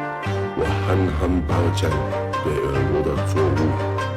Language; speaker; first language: Chinese; non-native, learner; English